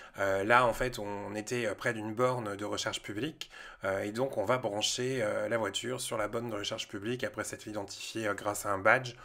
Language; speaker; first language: French; native; French